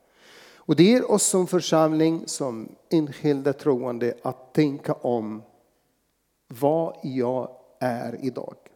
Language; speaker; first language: Swedish; non-native, fluent; Arabic